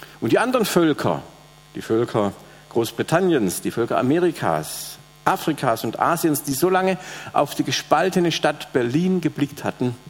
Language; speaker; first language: German; native; German